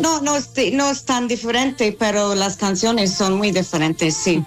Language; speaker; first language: Spanish; non-native, fluent; English